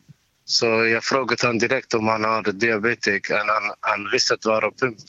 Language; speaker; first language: Swedish; non-native, learner; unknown